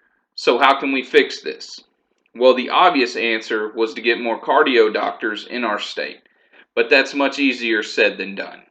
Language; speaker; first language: English; native; English